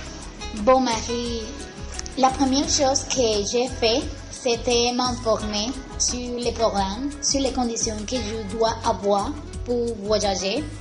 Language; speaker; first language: French; non-native, learner; Spanish